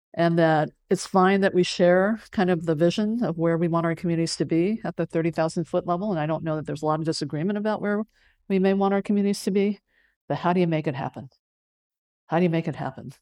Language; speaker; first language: English; early bilingual, other home language; Cantonese